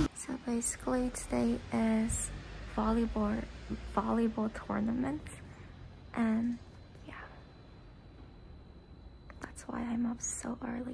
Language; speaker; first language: English; early bilingual, other home language; Korean